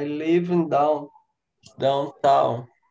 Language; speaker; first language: English; non-native, learner; Portuguese